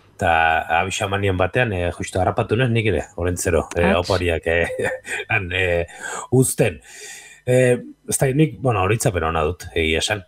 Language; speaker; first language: Basque; native; Basque